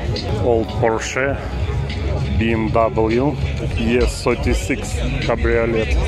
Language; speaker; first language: English; non-native, learner; Russian